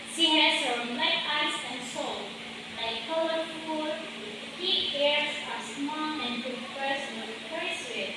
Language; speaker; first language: English; non-native, learner; Indonesian